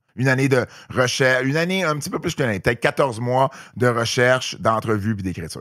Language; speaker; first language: French; native; French